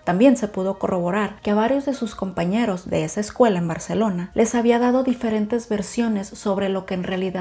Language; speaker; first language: Spanish; native; Spanish